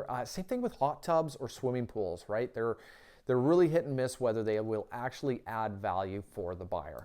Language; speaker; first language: English; native; English